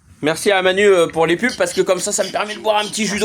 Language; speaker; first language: French; native; French